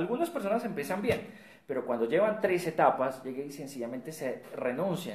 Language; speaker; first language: Spanish; native; Spanish